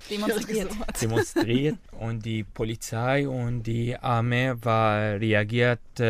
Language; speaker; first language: German; non-native, learner; Arabic